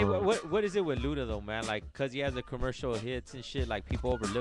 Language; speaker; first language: English; native; English